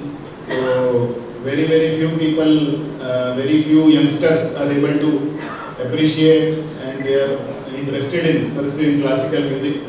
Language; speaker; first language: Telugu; non-native, fluent; Hindi